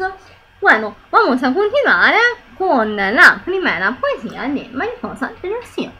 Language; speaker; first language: Spanish; non-native, learner; Italian